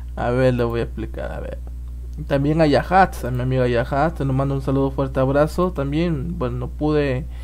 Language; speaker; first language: Spanish; native; Spanish